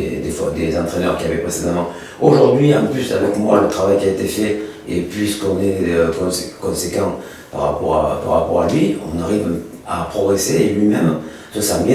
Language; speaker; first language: French; native; French